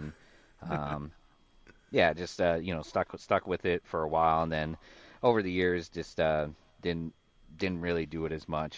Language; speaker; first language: English; native; English